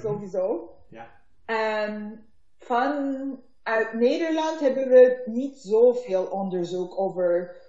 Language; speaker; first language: Dutch; non-native, learner; Turkish